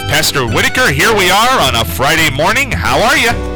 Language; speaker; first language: English; native; English